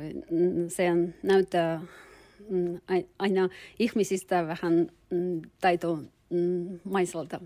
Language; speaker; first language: Finnish; non-native, learner; Turkish